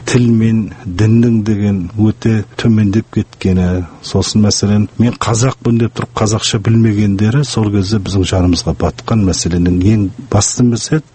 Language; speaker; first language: Kazakh; early bilingual, heritage; Kazakh